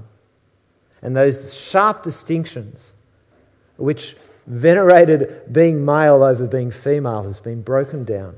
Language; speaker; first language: English; native; English